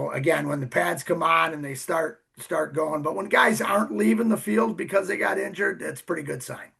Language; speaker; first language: English; native; English